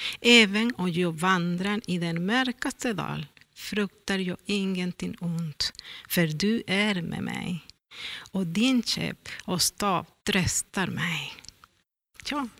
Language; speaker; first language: Swedish; non-native, learner; Spanish